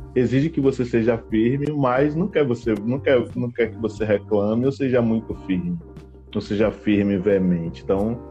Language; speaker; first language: Portuguese; native; Portuguese